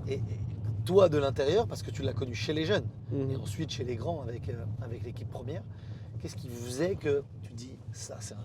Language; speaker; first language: French; native; French